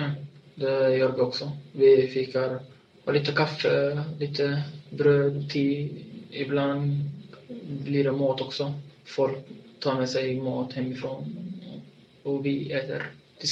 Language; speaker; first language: Swedish; non-native, fluent; Tigrinya